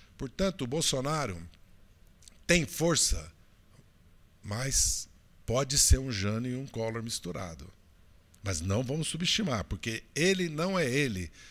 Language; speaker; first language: Portuguese; native; Portuguese